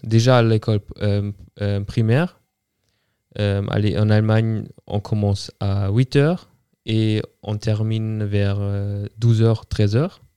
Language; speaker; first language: French; non-native, fluent; German